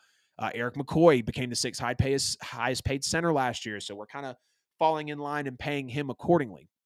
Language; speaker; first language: English; native; English